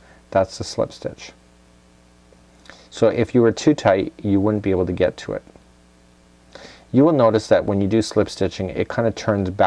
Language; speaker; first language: English; native; English